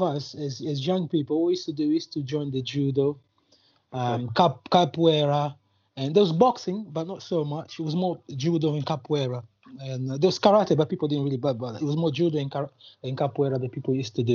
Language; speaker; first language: English; non-native, fluent; Portuguese